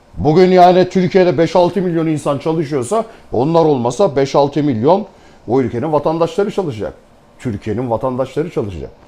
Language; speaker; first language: Turkish; native; Turkish